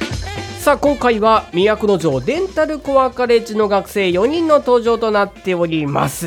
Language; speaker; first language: Japanese; native; Japanese